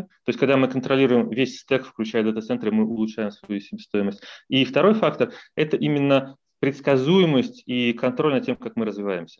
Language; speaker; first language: Russian; native; Russian